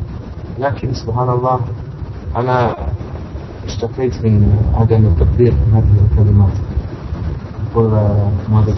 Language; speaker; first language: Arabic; non-native, learner; Indonesian